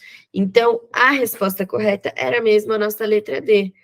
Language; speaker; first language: Portuguese; native; Portuguese